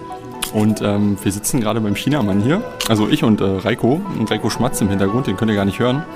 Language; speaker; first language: German; native; German